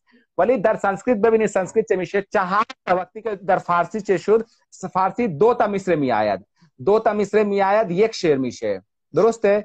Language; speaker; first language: Persian; non-native, fluent; Hindi